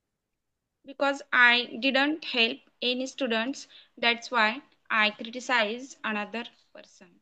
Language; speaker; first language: English; non-native, learner; Marathi